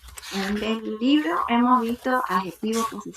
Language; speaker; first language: Spanish; native; Spanish